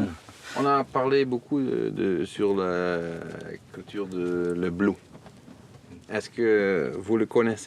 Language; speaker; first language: French; non-native, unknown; Dutch